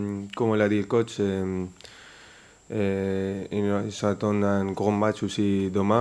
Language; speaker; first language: French; non-native, fluent; Spanish